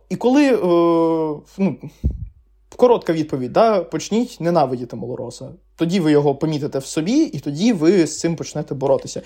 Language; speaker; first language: Ukrainian; non-native, local second language; Russian